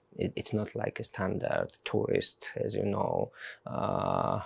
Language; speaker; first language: English; non-native, fluent; Georgian